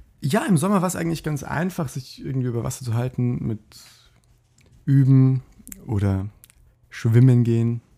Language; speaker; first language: German; native; German